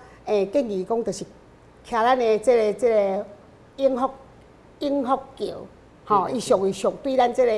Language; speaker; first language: Chinese; non-native, local second language; Min Nan Chinese